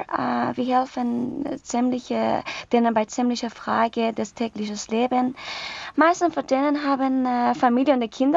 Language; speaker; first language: German; non-native, learner; Persian